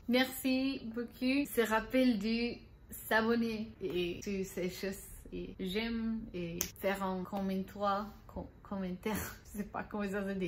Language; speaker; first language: French; non-native, learner; Spanish